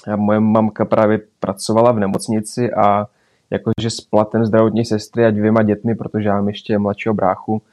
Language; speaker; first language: Czech; early bilingual, other home language; Belarusian